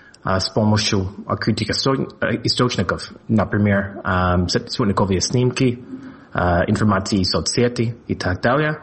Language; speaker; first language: Russian; non-native, fluent; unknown